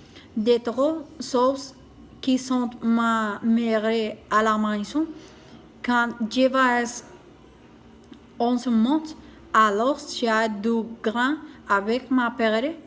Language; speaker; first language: French; non-native, learner; Spanish